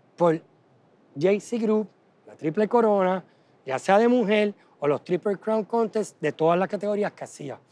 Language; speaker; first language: Spanish; native; Spanish